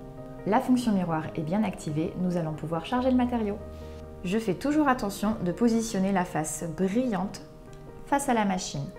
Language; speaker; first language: French; native; French